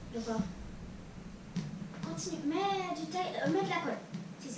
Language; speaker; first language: French; native; French